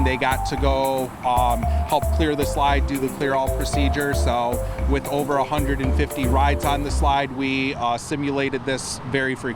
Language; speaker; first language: English; native; English